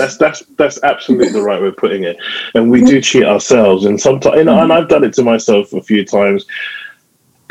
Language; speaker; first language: English; native; English